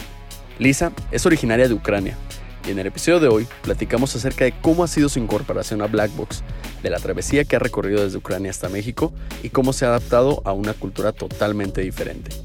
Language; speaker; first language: Spanish; native; Spanish